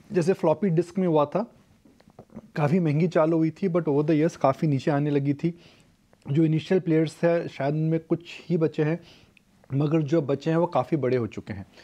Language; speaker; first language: Hindi; native; Hindi